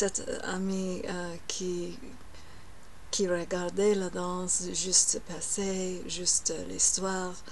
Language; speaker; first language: French; non-native, learner; English